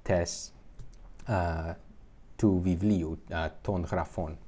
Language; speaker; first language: Greek; non-native, learner; English